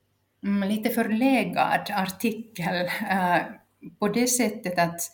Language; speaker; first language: Swedish; non-native, local second language; Finnish